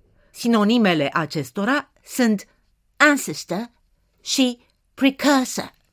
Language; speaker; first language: Romanian; native; Romanian